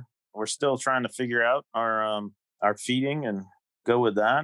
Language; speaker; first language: English; native; English